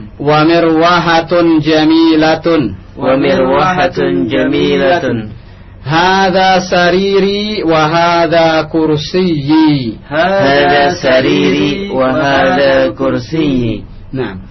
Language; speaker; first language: Arabic; non-native, fluent; Indonesian